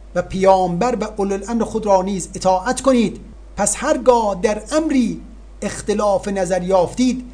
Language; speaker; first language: Persian; native; Persian